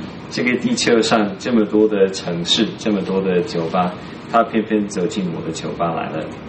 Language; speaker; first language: Chinese; non-native, fluent; English